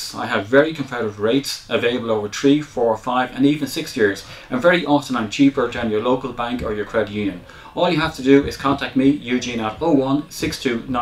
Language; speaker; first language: English; native; English